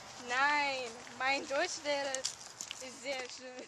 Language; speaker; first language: German; non-native, learner; English